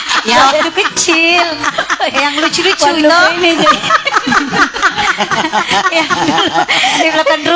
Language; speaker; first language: Indonesian; non-native, local second language; Buginese